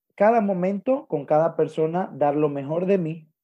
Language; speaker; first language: Spanish; native; Spanish